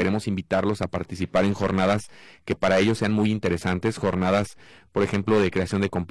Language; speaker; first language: Spanish; native; Spanish